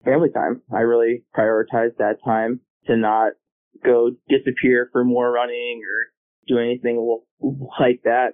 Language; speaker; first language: English; native; English